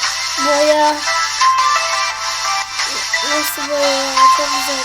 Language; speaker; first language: Turkish; native; Turkish